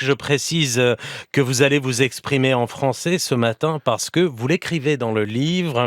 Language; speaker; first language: French; native; French